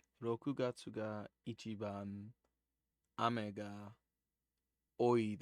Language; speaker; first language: Japanese; non-native, learner; English